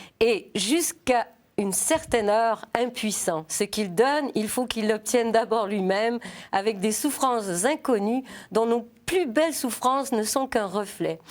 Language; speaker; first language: French; native; French